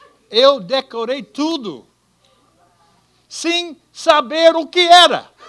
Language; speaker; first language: Portuguese; non-native, fluent; English